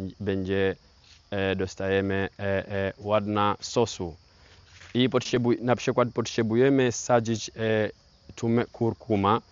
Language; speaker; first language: Polish; non-native, learner; Swahili